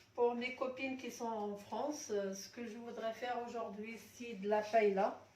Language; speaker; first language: French; non-native, local second language; Arabic